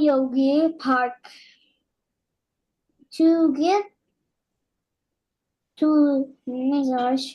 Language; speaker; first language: English; non-native, learner; Vietnamese